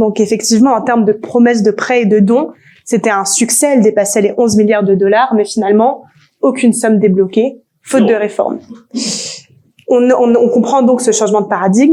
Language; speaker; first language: French; native; French